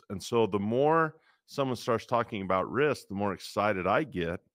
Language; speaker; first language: English; native; English